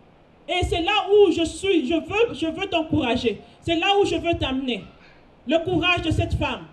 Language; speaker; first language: French; non-native, local second language; Lingala